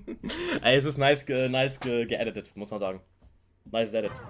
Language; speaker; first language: German; native; German